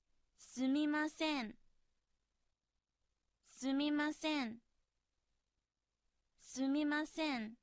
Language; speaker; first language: Japanese; non-native, fluent; Chinese